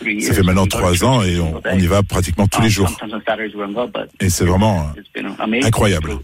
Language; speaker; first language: French; non-native, fluent; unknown